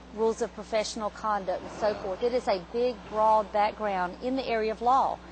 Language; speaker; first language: English; native; English